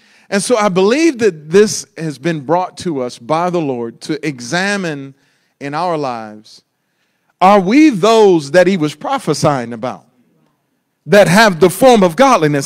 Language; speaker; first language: English; native; English